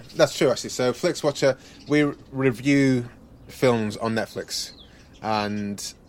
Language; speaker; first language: English; native; English